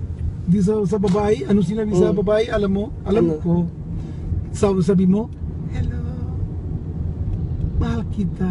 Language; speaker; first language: Filipino; non-native, learner; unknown